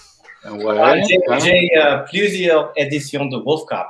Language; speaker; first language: French; non-native, learner; English